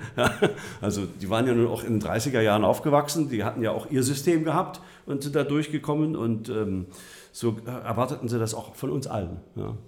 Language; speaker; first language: German; native; German